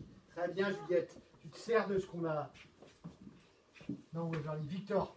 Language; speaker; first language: French; native; French